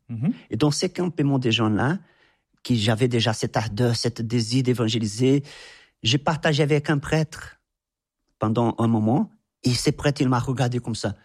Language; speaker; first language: French; non-native, fluent; Portuguese